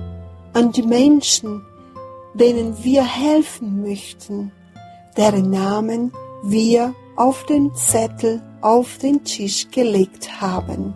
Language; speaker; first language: German; non-native, fluent; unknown